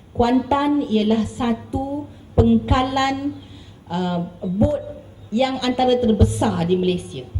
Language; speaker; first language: Malay; native; Malay